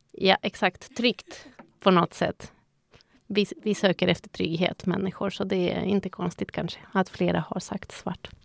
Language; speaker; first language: Swedish; non-native, fluent; Spanish